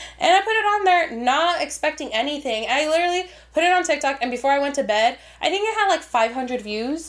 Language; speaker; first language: English; early bilingual, other home language; Spanish